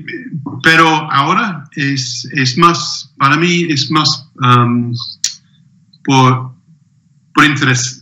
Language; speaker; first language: Spanish; non-native, learner; English